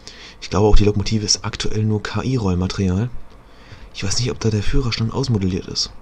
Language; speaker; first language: German; native; German